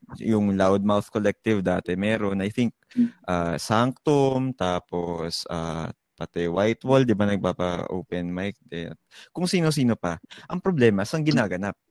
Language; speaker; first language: Filipino; native; Filipino